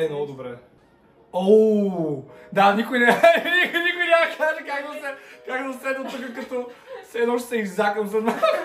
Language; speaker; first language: Bulgarian; native; Bulgarian